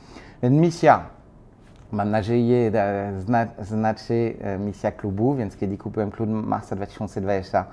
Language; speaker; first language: Polish; non-native, learner; French